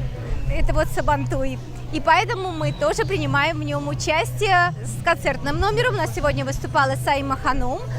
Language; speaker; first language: Russian; native; Russian